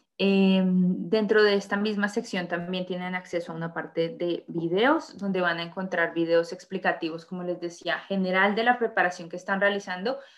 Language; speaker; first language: Spanish; native; Spanish